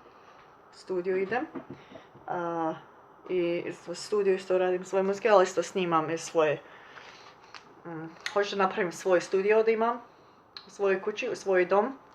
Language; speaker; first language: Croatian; early bilingual, heritage; Croatian